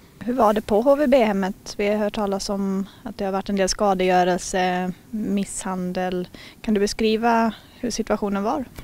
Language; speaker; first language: Swedish; native; Swedish